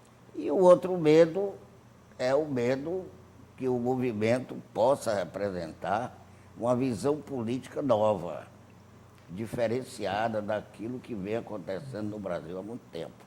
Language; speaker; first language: Portuguese; native; Portuguese